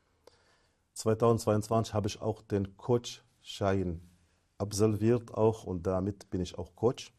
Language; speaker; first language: German; non-native, fluent; Arabic